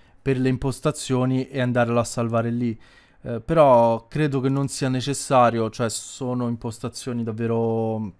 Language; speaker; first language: Italian; native; Italian